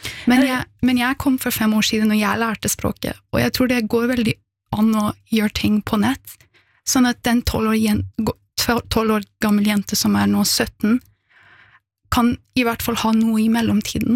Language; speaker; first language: Norwegian; early bilingual, other home language; Persian